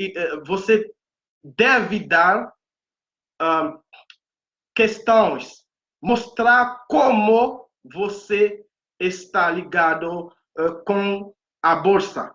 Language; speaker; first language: Portuguese; non-native, fluent; Haitian Creole